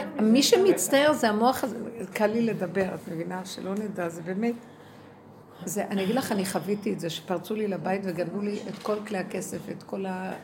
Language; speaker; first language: Hebrew; native; Hebrew